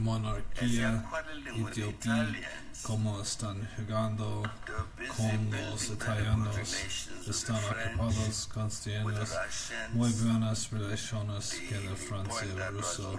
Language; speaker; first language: Spanish; non-native, learner; English